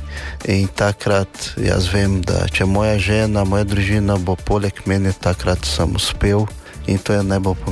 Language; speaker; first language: Slovenian; non-native, fluent; Portuguese